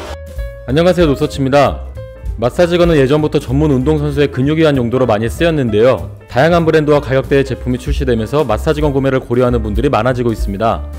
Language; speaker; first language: Korean; native; Korean